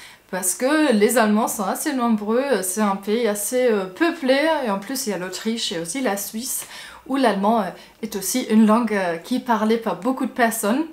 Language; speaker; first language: French; non-native, fluent; German